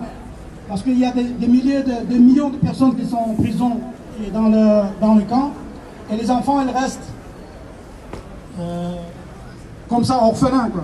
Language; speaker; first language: French; non-native, fluent; Uyghur